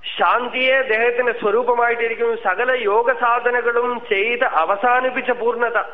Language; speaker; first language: Malayalam; native; Malayalam